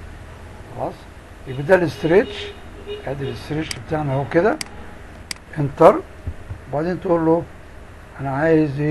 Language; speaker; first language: Arabic; native; Arabic